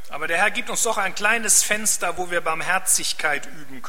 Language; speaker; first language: German; native; German